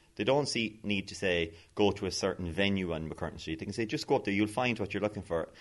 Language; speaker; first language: English; native; English